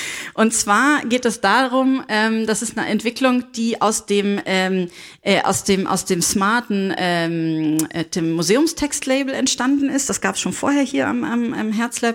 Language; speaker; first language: German; native; German